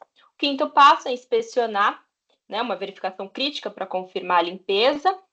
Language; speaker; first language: Portuguese; native; Portuguese